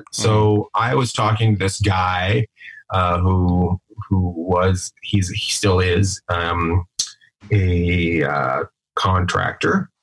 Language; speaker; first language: English; native; English